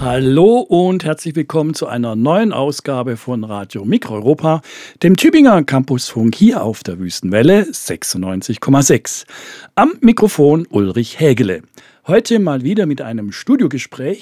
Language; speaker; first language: German; native; German